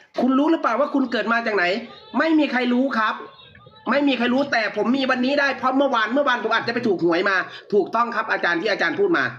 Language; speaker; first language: Thai; native; Thai